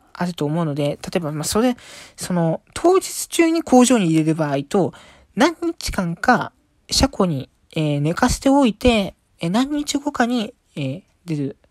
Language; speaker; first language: Japanese; native; Japanese